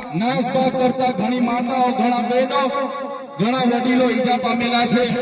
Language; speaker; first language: Gujarati; non-native, local second language; Bhili